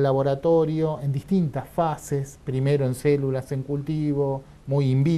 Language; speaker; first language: Spanish; native; Spanish